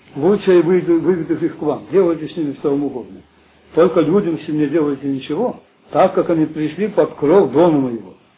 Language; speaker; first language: Russian; early bilingual, heritage; Russian